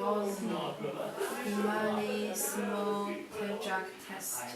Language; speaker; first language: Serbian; non-native, learner; Chinese